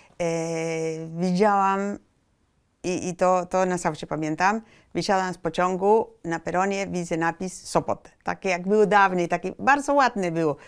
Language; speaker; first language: Polish; non-native, fluent; Spanish